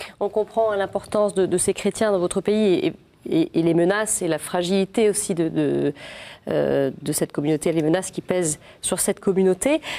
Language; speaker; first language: French; native; French